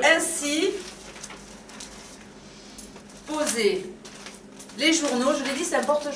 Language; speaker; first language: French; native; French